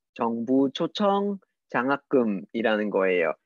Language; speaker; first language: Korean; non-native, fluent; English